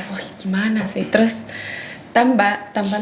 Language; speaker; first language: Indonesian; non-native, fluent; Spanish